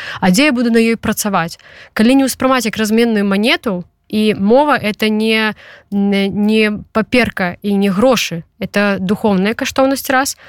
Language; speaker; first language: Belarusian; non-native, local second language; Russian